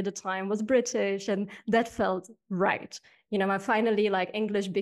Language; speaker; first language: English; non-native, fluent; Czech